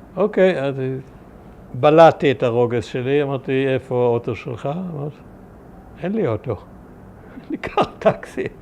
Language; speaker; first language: Hebrew; early bilingual, other home language; German